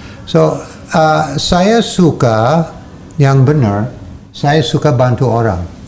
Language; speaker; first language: Indonesian; non-native, learner; English